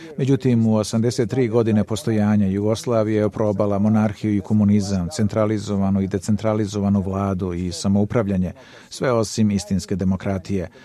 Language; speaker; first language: Bosnian; native; Bosnian